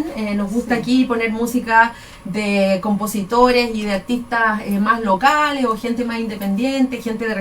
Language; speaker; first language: Spanish; native; Spanish